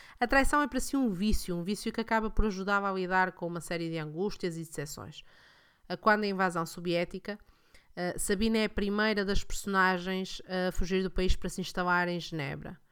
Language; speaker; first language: Portuguese; native; Portuguese